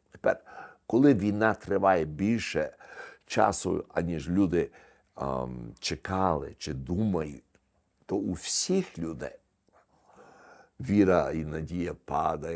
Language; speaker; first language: Ukrainian; early bilingual, heritage; Ukrainian